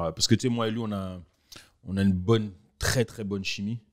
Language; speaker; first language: French; native; French